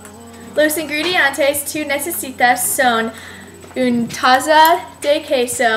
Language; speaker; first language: Spanish; non-native, learner; English